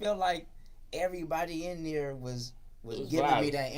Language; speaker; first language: English; native; English